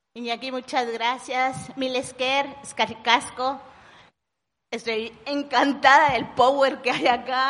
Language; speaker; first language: Spanish; non-native, local second language; Kʼicheʼ